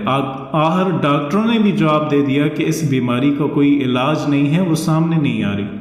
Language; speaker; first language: Urdu; non-native, local second language; Northern Hindko